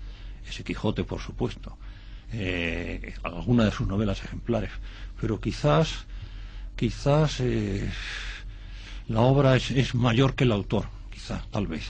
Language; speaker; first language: Spanish; native; Spanish